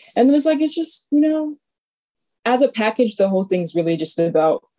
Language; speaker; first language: English; native; English